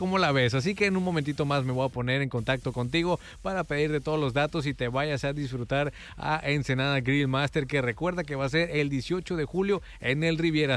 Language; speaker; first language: Spanish; native; Spanish